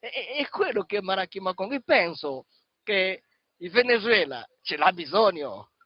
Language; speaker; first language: Italian; non-native, fluent; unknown